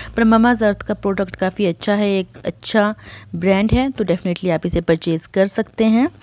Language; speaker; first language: Hindi; native; Hindi